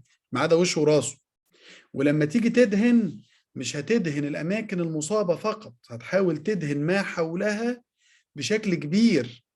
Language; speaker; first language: Arabic; native; Arabic